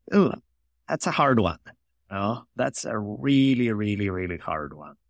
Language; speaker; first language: English; non-native, fluent; Italian